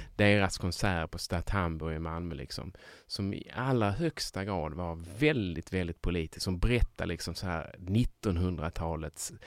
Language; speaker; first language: Swedish; native; Swedish